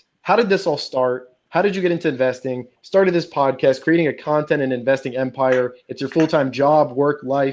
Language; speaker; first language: English; native; English